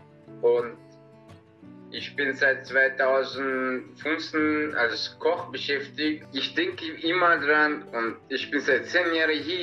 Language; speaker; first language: German; non-native, learner; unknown